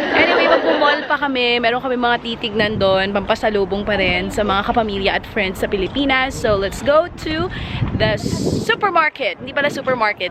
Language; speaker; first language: Filipino; native; Filipino